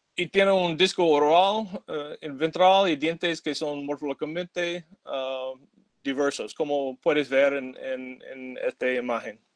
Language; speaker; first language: Spanish; non-native, fluent; English